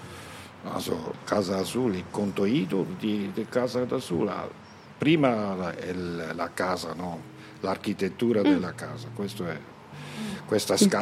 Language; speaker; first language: Italian; non-native, learner; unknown